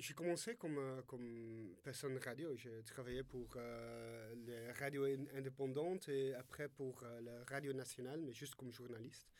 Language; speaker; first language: French; non-native, fluent; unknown